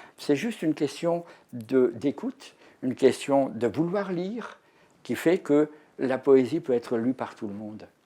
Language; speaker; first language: French; native; French